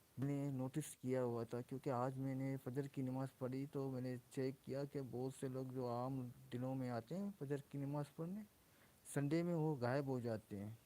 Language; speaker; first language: Urdu; non-native, local second language; Baluchi